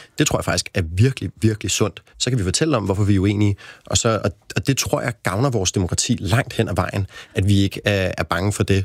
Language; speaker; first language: Danish; native; Danish